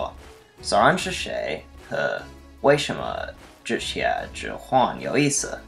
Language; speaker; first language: Chinese; non-native, learner; English